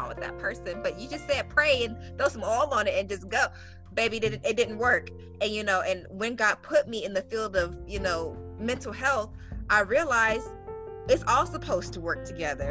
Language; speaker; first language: English; native; English